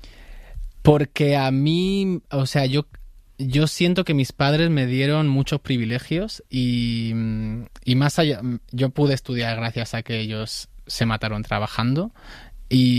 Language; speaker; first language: Spanish; native; Spanish